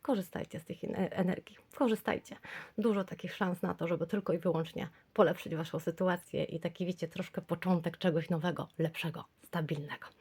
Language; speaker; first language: Polish; native; Polish